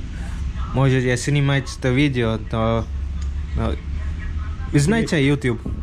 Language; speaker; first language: Russian; non-native, learner; Tamil